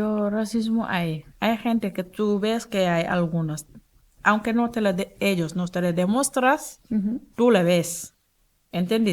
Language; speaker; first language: Spanish; non-native, learner; Wolof